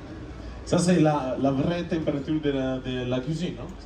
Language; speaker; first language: French; non-native, learner; Italian